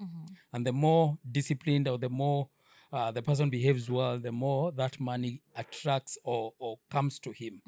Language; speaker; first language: English; non-native, local second language; Swahili